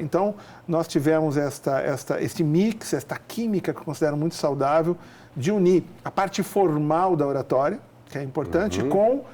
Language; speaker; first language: Portuguese; native; Portuguese